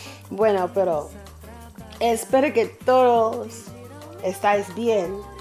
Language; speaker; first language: Spanish; non-native, fluent; English